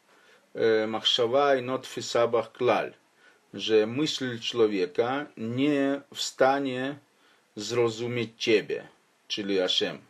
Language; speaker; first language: Polish; non-native, fluent; Ukrainian